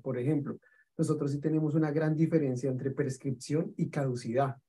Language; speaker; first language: Spanish; native; Spanish